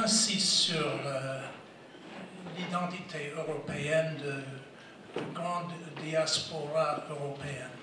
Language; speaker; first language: French; non-native, fluent; English